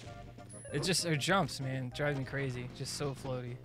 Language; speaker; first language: English; native; English